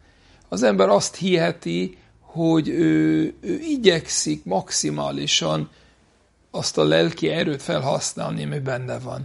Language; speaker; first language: Hungarian; non-native, fluent; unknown